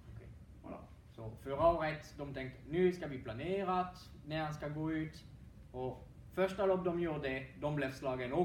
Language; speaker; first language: Swedish; non-native, fluent; French